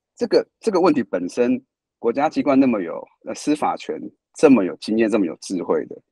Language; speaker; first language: Chinese; native; Chinese